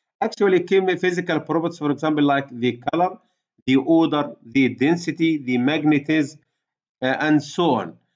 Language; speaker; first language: English; non-native, fluent; Arabic